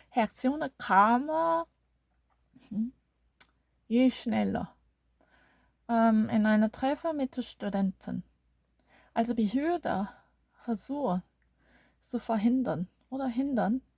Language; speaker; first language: German; non-native, learner; Korean